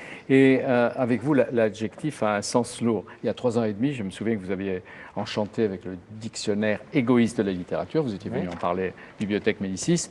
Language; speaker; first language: French; native; French